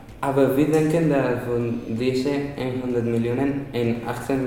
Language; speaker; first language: German; non-native, learner; Spanish